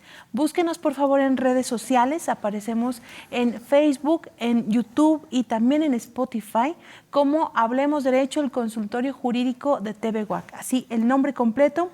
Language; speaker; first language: Spanish; native; Spanish